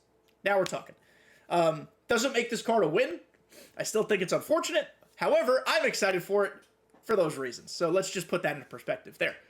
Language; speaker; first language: English; native; English